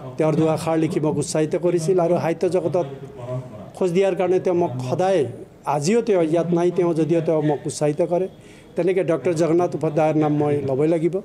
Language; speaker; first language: Assamese; non-native, local second language; Nepali